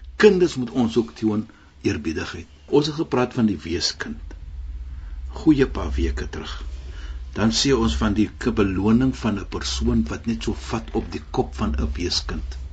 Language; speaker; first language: Afrikaans; non-native, fluent; Arabic